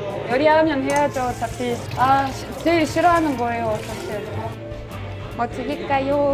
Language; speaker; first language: Korean; non-native, fluent; French